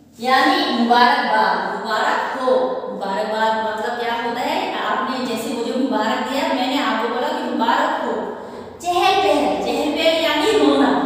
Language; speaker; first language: Hindi; non-native, local second language; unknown